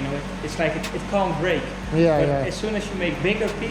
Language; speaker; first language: English; non-native, fluent; Dutch